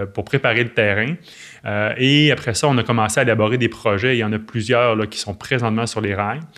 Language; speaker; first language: French; native; French